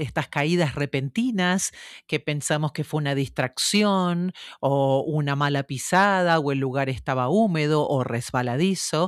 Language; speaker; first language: Spanish; native; Spanish